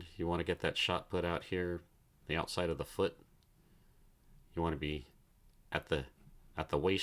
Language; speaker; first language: English; native; English